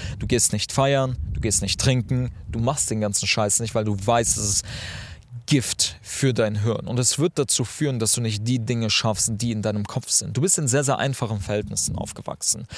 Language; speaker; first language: German; early bilingual, other home language; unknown